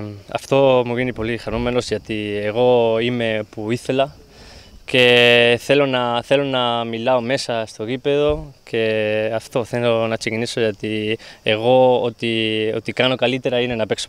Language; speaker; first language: Greek; non-native, learner; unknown